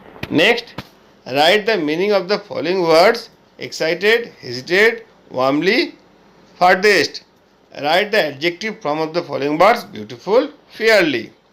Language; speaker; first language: English; non-native, local second language; Bangla